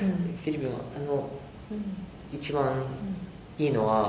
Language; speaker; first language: Japanese; non-native, learner; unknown